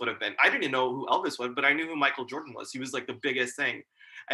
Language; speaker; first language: English; early bilingual, other home language; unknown